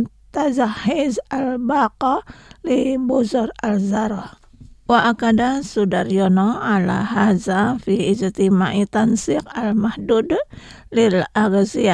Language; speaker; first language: Arabic; non-native, fluent; Indonesian